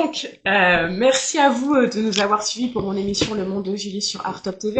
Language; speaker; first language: French; native; French